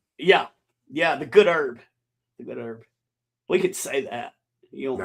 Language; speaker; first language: English; native; English